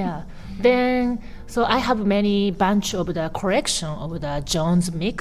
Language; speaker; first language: English; non-native, learner; Japanese